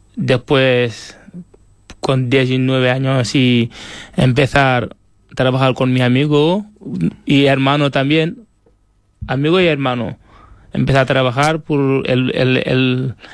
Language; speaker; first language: Spanish; non-native, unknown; Wolof